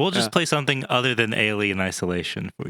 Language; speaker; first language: English; native; English